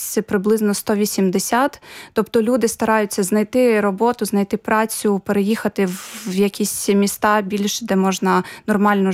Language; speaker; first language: Ukrainian; native; Ukrainian